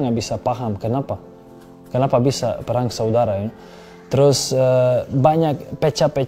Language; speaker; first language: Indonesian; non-native, fluent; Serbian